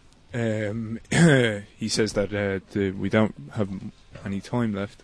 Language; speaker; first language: English; native; English